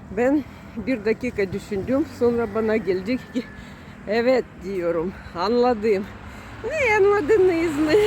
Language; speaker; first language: Turkish; non-native, learner; Russian